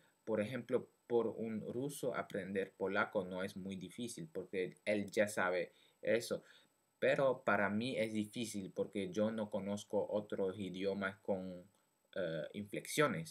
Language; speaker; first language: Spanish; non-native, fluent; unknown